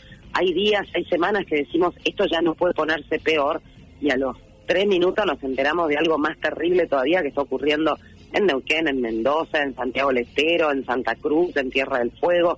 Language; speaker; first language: Spanish; native; Spanish